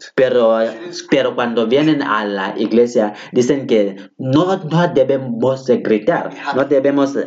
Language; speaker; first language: Spanish; non-native, fluent; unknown